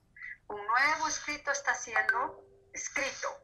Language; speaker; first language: Spanish; native; Spanish